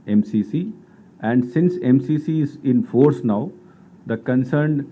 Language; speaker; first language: English; non-native, local second language; Telugu